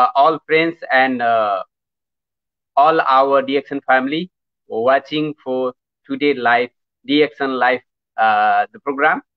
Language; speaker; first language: English; non-native, learner; Nepali